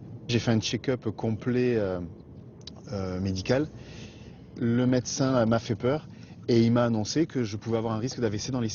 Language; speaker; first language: French; native; French